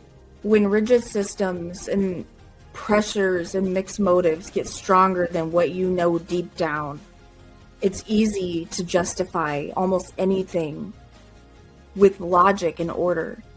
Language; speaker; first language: English; native; English